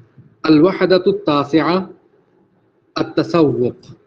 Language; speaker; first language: Arabic; non-native, fluent; Urdu